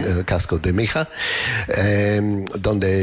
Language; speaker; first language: Spanish; non-native, learner; English